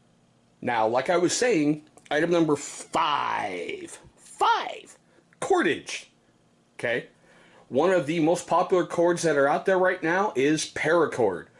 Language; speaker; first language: English; native; English